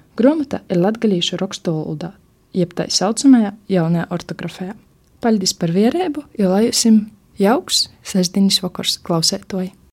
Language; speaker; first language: Latvian; native; Latvian